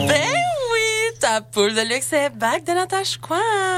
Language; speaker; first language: French; native; French